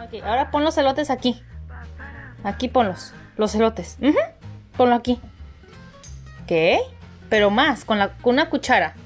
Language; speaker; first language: Spanish; native; Spanish